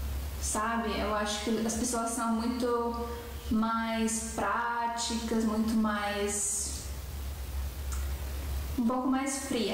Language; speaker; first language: Portuguese; non-native, fluent; Estonian